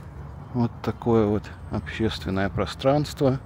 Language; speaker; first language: Russian; native; Russian